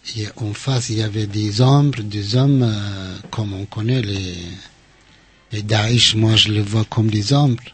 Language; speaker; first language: French; non-native, fluent; Central Kurdish